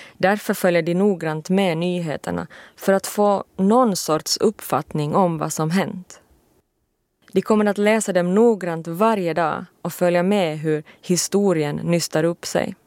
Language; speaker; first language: Swedish; native; Swedish